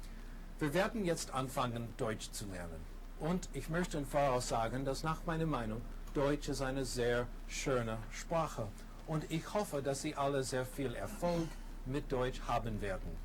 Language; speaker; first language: German; non-native, fluent; English